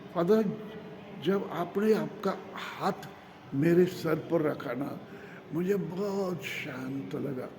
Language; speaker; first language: Hindi; non-native, local second language; Marathi